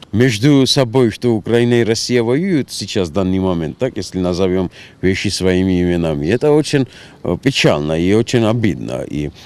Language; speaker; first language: Russian; non-native, local second language; Georgian